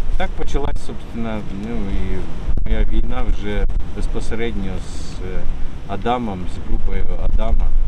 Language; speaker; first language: Ukrainian; non-native, local second language; Russian